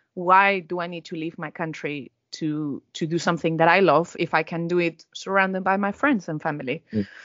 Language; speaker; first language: English; non-native, fluent; Spanish